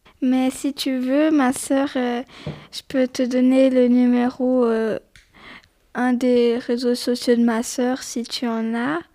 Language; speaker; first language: French; early bilingual, other home language; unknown